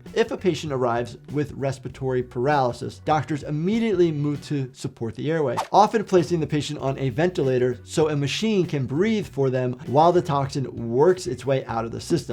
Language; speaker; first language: English; native; English